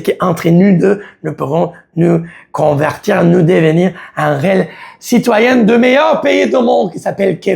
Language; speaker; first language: French; non-native, learner; Spanish